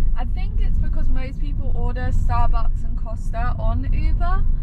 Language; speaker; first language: English; native; English